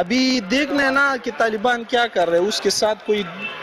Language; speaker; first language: Hindi; non-native, local second language; Pashto